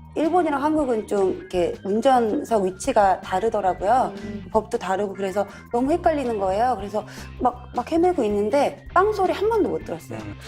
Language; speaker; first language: Korean; non-native, fluent; Filipino